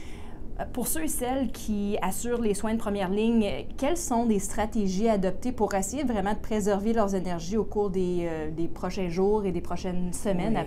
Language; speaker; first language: French; native; French